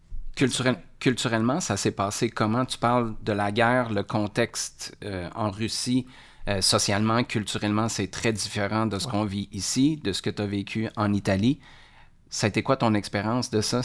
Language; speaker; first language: French; native; French